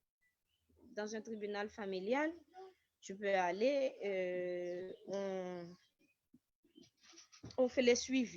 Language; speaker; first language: French; non-native, local second language; Haitian Creole